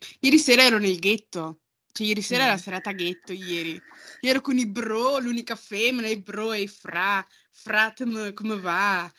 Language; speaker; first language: Italian; early bilingual, other home language; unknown